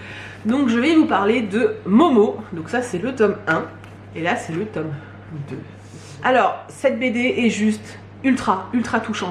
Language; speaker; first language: French; native; French